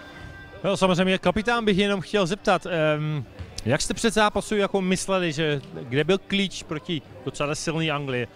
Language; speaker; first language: Czech; early bilingual, heritage; Czech